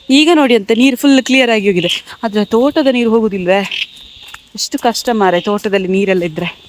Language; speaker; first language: Kannada; non-native, local second language; Tulu